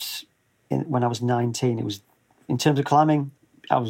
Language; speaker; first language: English; native; English